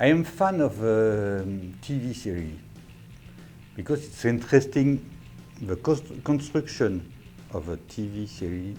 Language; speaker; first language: English; non-native, learner; French